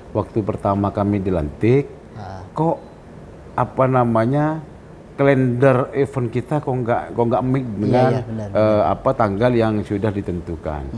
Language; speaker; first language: Indonesian; native; Indonesian